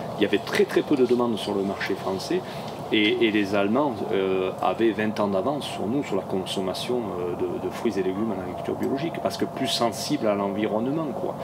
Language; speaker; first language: French; native; French